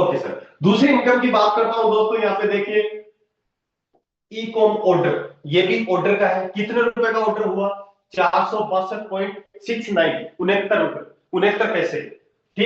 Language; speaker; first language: Hindi; native; Hindi